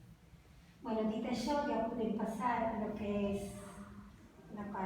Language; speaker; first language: Catalan; non-native, fluent; Spanish